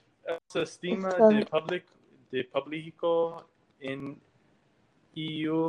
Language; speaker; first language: Spanish; non-native, learner; English